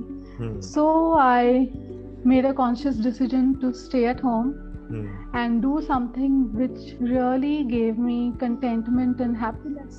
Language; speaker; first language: English; non-native, local second language; Marathi